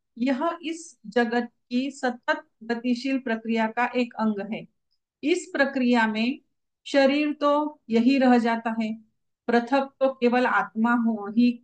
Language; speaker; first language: Hindi; non-native, local second language; Marathi